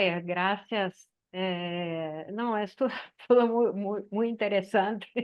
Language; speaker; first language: Spanish; non-native, learner; Portuguese